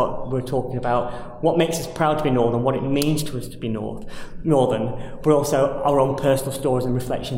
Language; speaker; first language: English; native; English